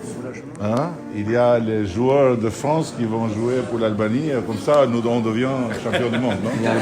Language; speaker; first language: French; non-native, fluent; Albanian